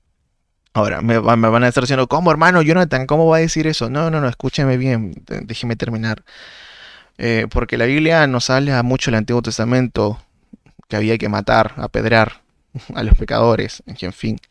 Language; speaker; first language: Spanish; native; Spanish